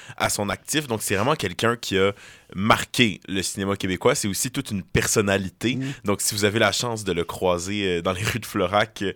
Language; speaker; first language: French; native; French